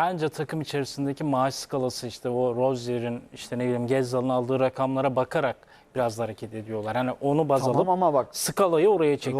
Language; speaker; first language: Turkish; native; Turkish